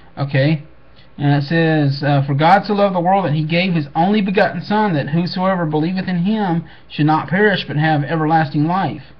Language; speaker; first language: English; native; English